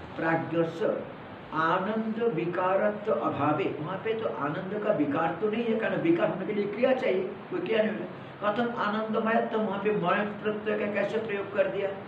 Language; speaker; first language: Hindi; non-native, local second language; Malayalam